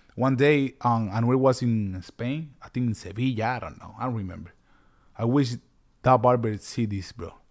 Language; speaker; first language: English; early bilingual, other home language; Spanish